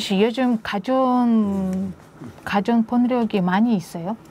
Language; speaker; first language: Korean; non-native, learner; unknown